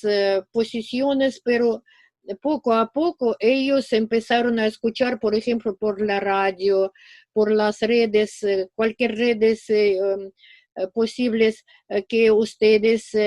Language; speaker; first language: Spanish; non-native, fluent; Russian